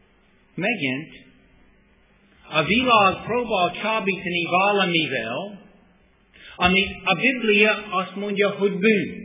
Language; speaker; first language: Hungarian; non-native, fluent; English